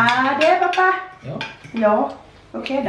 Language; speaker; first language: Swedish; non-native, learner; Thai